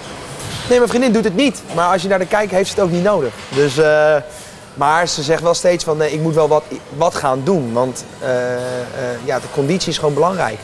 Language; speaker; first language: Dutch; native; Dutch